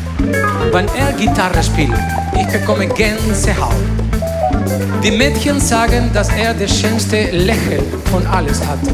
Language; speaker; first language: German; non-native, learner; Spanish